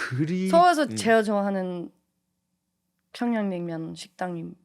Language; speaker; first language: Korean; early bilingual, heritage; English